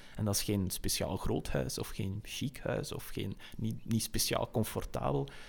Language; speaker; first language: Dutch; native; Dutch